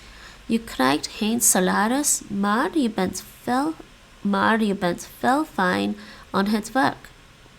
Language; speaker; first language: Dutch; non-native, learner; English